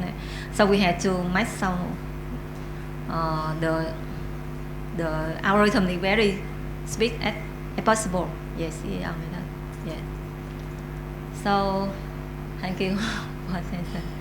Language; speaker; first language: English; non-native, learner; Vietnamese